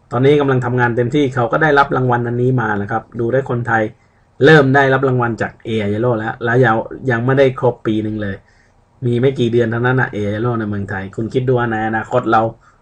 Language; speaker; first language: Thai; early bilingual, other home language; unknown